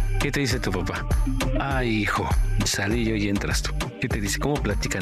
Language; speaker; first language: Spanish; native; Spanish